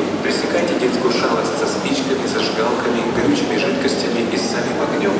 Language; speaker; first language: Russian; native; Russian